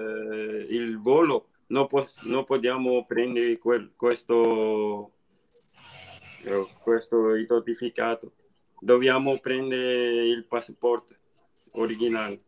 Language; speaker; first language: Italian; non-native, learner; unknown